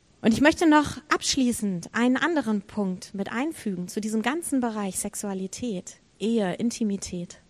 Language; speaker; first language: German; native; German